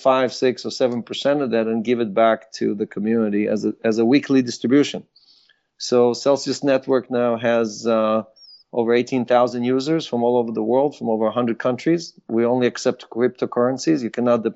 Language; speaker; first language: English; non-native, fluent; Hebrew